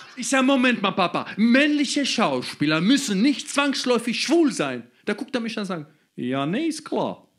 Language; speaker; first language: German; non-native, fluent; Croatian